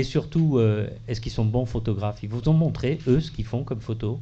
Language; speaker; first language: French; native; French